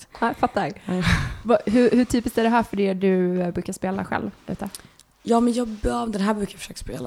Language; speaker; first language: Swedish; native; Swedish